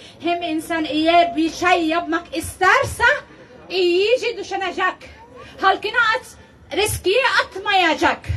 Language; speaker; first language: Turkish; non-native, learner; Arabic